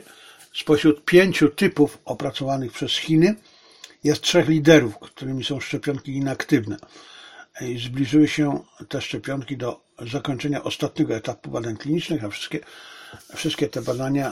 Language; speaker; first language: Polish; native; Polish